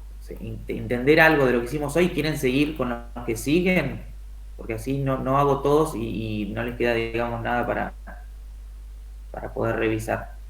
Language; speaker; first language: Spanish; native; Spanish